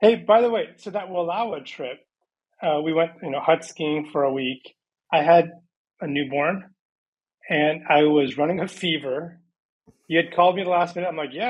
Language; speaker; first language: English; early bilingual, other home language; Persian